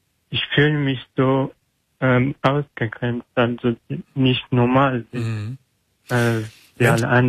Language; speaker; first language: German; non-native, learner; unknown